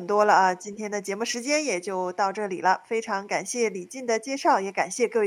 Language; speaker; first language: Chinese; native; Chinese